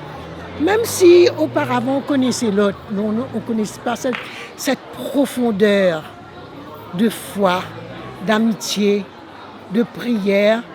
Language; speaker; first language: French; non-native, local second language; Morisyen